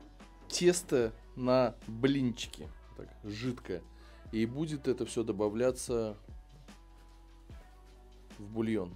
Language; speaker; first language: Russian; native; Russian